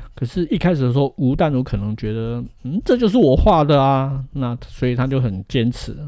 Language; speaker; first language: Chinese; native; Chinese